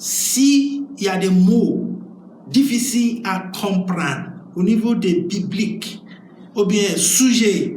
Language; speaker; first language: French; non-native, learner; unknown